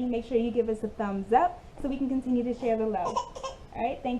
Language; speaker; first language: English; native; English